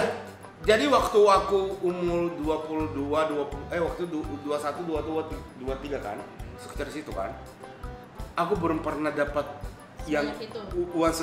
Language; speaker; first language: Indonesian; non-native, fluent; Japanese